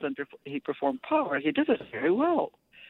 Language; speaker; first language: English; non-native, fluent; Russian